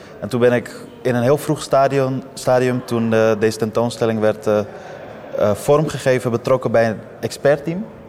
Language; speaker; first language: Dutch; early bilingual, other home language; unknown